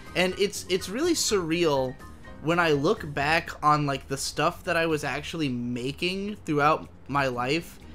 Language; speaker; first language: English; native; English